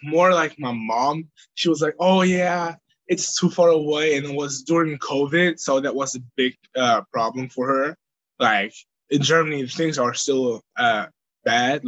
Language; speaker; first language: English; non-native, fluent; German